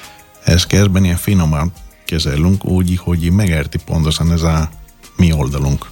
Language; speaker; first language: Hungarian; non-native, learner; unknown